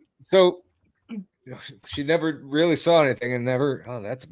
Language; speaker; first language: English; native; English